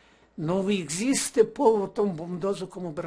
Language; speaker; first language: Portuguese; non-native, learner; Ukrainian